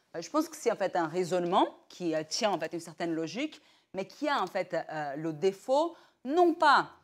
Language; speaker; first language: French; non-native, fluent; Portuguese